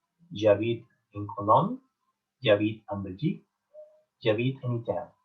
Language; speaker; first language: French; non-native, fluent; Spanish